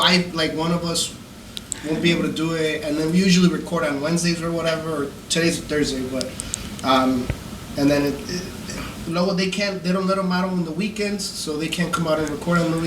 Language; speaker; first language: English; early bilingual, other home language; Spanish